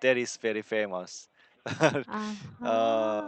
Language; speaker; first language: English; non-native, learner; Korean